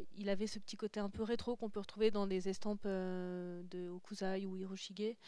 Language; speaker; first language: French; native; French